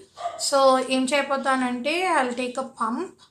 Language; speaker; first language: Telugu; native; Telugu